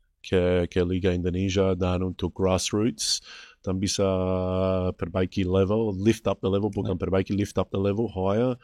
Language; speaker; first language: Indonesian; non-native, fluent; English